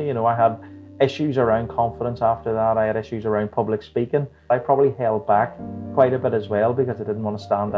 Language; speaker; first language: English; native; English